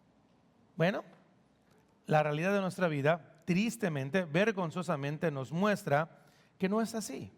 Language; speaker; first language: Spanish; native; Spanish